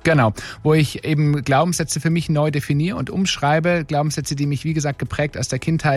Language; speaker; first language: German; native; German